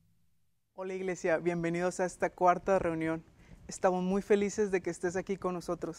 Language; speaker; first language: Spanish; native; Spanish